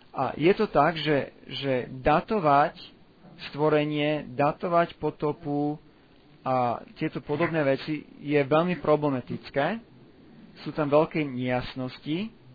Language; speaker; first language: Slovak; non-native, fluent; English